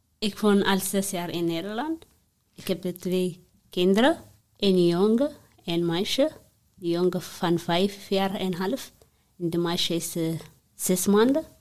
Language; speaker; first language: Dutch; non-native, learner; Tigrinya